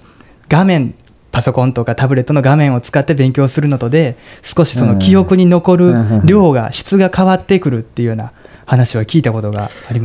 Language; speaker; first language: Japanese; native; Japanese